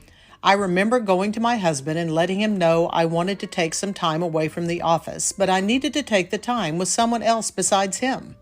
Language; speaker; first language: English; native; English